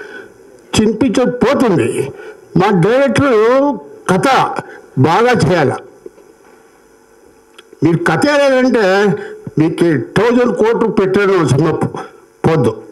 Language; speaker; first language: Telugu; non-native, learner; Kannada